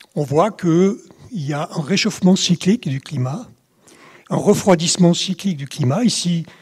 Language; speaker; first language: French; native; French